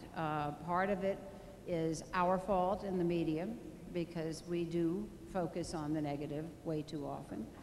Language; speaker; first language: English; native; English